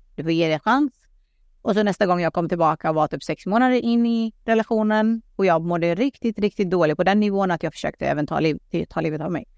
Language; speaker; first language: Swedish; early bilingual, other home language; Pashto